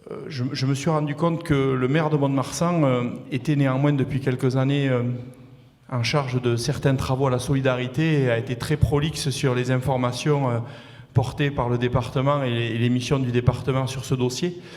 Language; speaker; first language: French; native; French